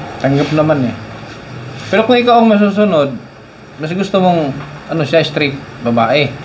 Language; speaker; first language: Filipino; native; Filipino